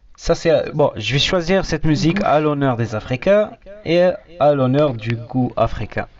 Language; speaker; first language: French; non-native, local second language; Arabic